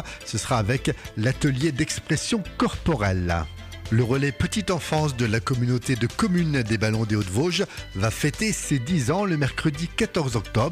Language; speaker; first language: French; native; French